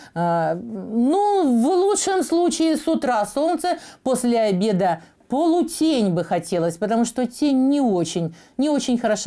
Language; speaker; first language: Russian; native; Russian